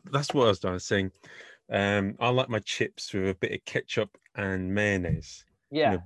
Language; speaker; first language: English; native; English